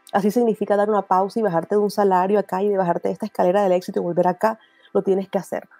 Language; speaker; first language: Spanish; native; Spanish